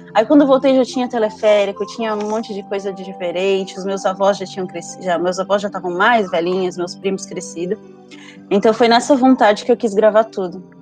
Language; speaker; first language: Portuguese; early bilingual, other home language; Spanish